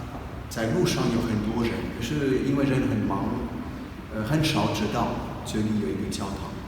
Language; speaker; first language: Chinese; non-native, fluent; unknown